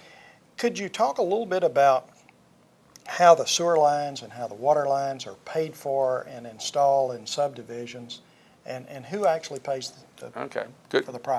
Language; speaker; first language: English; native; English